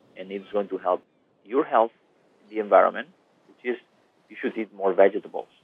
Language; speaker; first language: English; non-native, fluent; Spanish